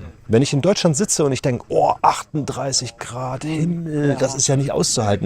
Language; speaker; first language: German; native; German